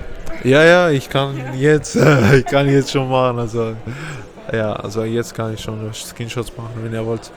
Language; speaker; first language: German; non-native, fluent; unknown